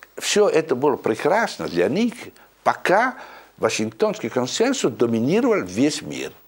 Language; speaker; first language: Russian; non-native, fluent; Italian